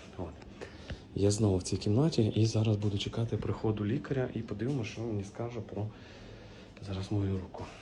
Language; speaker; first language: Ukrainian; native; Ukrainian